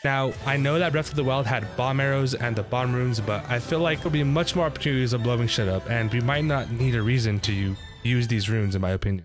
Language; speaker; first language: English; native; English